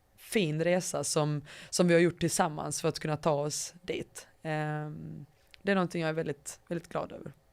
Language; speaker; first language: Swedish; early bilingual, other home language; Bosnian